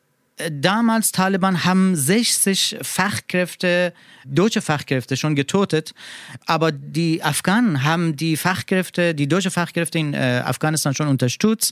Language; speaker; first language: German; non-native, learner; Persian